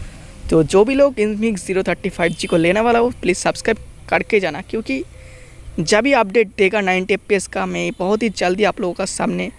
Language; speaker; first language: Hindi; non-native, local second language; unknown